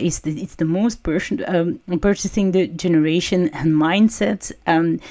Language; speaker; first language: English; non-native, fluent; Dutch